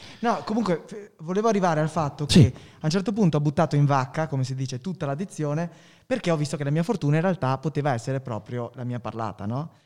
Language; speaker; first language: Italian; native; Italian